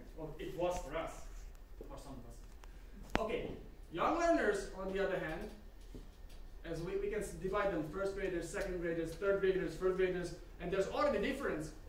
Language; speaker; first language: English; non-native, fluent; Slovak